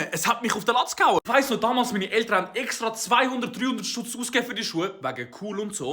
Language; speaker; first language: German; native; German